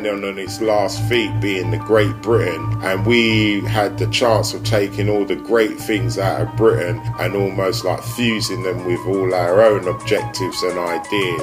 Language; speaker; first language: English; native; English